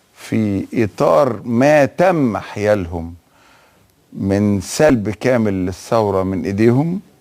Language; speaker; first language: Arabic; native; Arabic